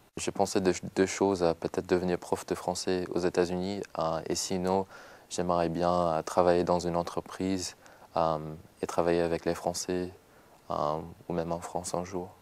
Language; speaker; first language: French; non-native, learner; English